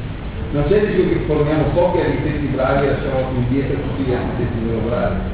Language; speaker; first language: Italian; native; Italian